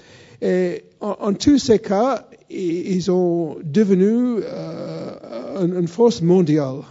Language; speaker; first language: French; non-native, fluent; English